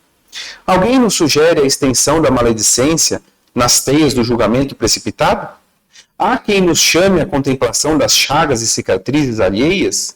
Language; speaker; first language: Portuguese; native; Portuguese